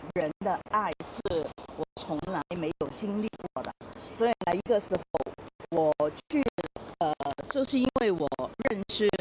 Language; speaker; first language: Chinese; non-native, local second language; Cantonese